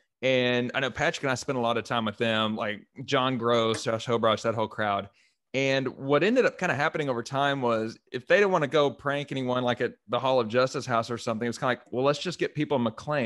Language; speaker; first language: English; native; English